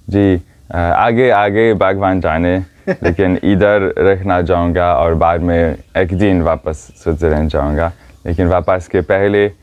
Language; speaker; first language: Hindi; non-native, fluent; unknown